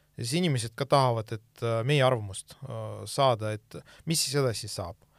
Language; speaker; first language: Estonian; non-native, local second language; Russian